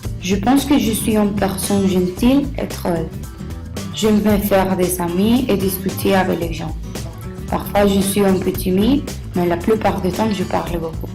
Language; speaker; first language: French; non-native, learner; Spanish